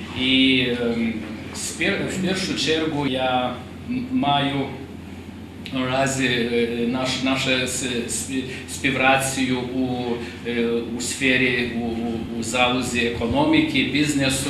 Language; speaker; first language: Ukrainian; non-native, fluent; Lithuanian